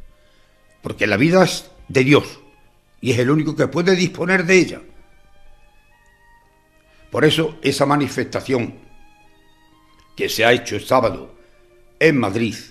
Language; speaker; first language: Spanish; native; Spanish